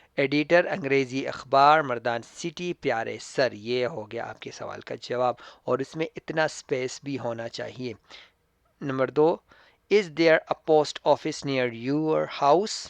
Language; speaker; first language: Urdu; non-native, local second language; Pashto